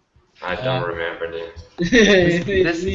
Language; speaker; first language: English; non-native, learner; Portuguese